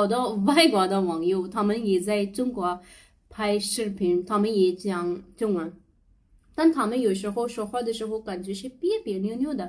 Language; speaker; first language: Chinese; non-native, learner; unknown